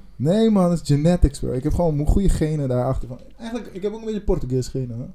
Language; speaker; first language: Dutch; non-native, local second language; Papiamento